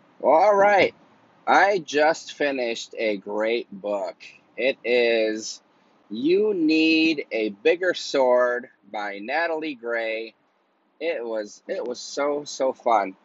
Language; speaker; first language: English; native; English